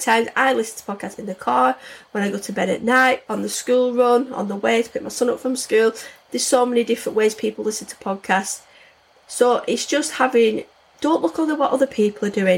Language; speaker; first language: English; native; English